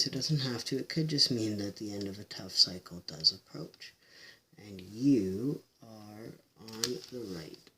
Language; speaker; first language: English; native; English